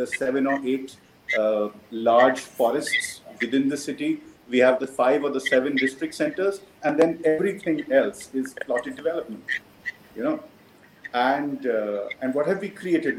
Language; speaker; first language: English; non-native, local second language; Hindi